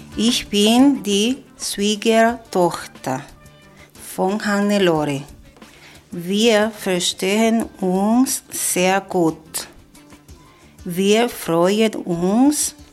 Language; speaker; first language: German; non-native, learner; Spanish